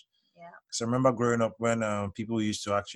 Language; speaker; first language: English; non-native, local second language; Yoruba